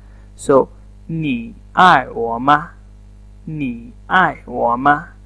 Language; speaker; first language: Chinese; non-native, learner; Urdu